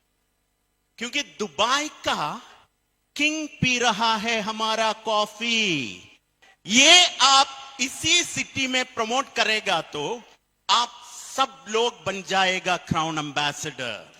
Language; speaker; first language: Hindi; non-native, fluent; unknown